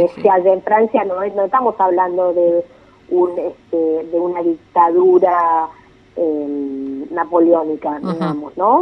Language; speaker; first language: Spanish; native; Spanish